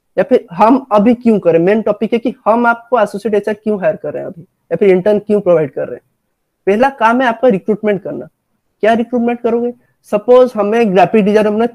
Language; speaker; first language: Hindi; non-native, local second language; Odia